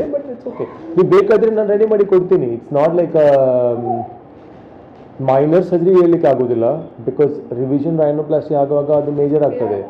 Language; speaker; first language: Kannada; non-native, fluent; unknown